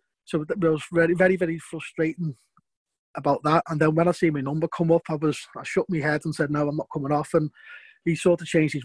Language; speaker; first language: English; native; English